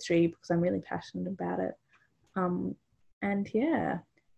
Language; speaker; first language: English; native; English